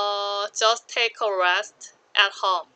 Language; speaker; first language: English; non-native, learner; Korean